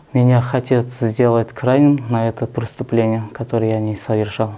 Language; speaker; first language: Russian; non-native, local second language; Kazakh